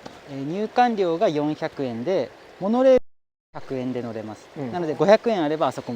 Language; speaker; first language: Japanese; native; Japanese